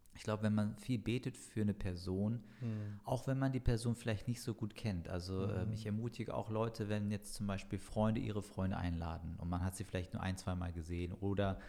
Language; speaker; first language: German; native; German